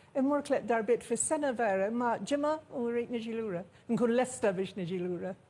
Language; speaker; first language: Maltese; non-native, fluent; English